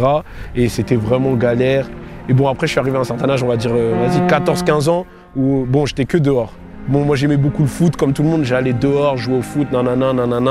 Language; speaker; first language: French; native; French